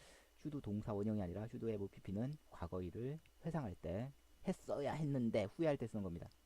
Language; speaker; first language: Korean; native; Korean